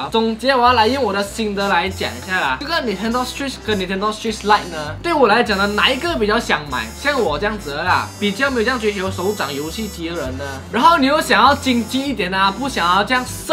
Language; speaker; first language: Chinese; native; Chinese